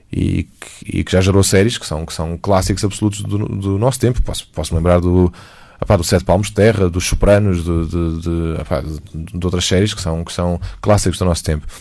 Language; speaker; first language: Portuguese; native; Portuguese